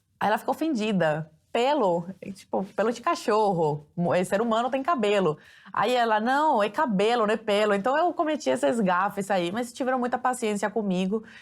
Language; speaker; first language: Portuguese; early bilingual, other home language; Spanish